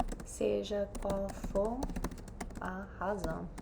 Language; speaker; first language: Portuguese; non-native, fluent; English